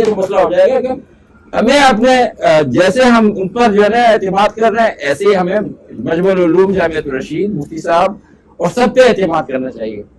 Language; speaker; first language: Urdu; non-native, local second language; Pashto